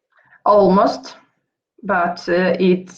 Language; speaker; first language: English; non-native, fluent; Russian